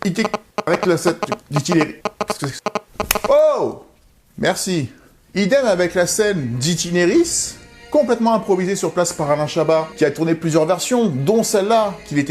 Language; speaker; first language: French; native; French